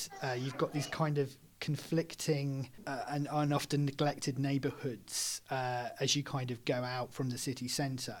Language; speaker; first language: English; native; English